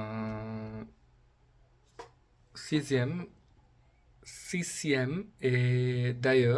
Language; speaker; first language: French; non-native, learner; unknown